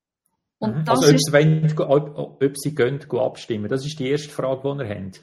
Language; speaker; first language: German; native; German